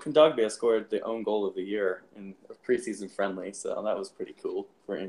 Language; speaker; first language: English; native; English